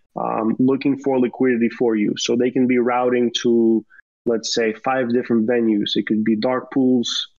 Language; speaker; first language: English; early bilingual, other home language; Romanian